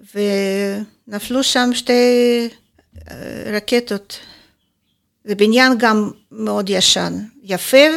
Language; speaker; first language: Hebrew; non-native, fluent; Ukrainian